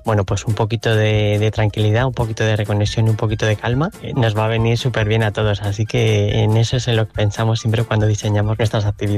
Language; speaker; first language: Spanish; native; Spanish